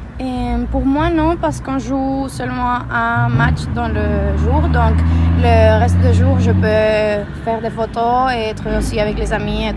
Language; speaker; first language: French; non-native, learner; Spanish